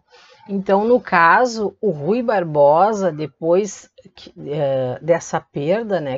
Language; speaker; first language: Portuguese; native; Portuguese